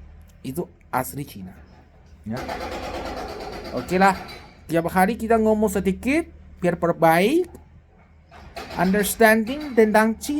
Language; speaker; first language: Indonesian; non-native, learner; Chinese